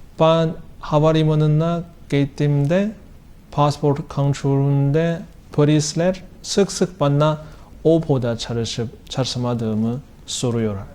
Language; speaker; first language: Turkish; non-native, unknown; Chinese